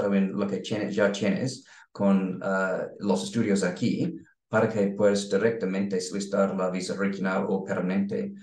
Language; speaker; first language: Spanish; non-native, learner; English